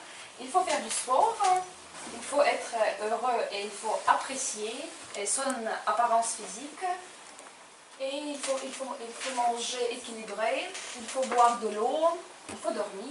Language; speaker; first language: French; non-native, fluent; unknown